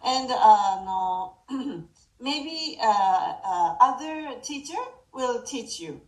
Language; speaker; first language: English; non-native, fluent; Japanese